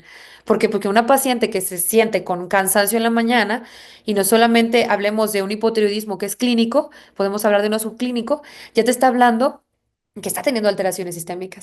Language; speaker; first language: Spanish; native; Spanish